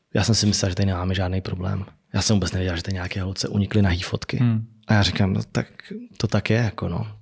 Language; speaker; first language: Czech; native; Czech